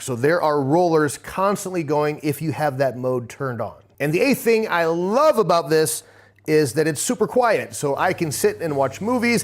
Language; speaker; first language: English; native; English